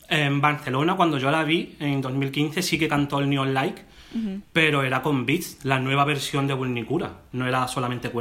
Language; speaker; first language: Spanish; native; Spanish